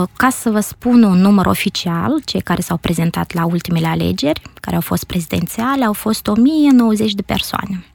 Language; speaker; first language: Romanian; native; Romanian